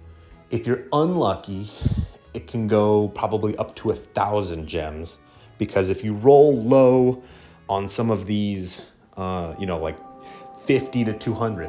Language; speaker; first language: English; native; English